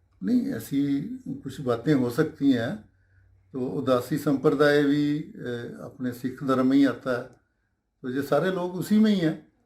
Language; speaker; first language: Hindi; non-native, local second language; Punjabi